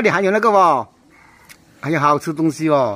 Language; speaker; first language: Chinese; native; Chinese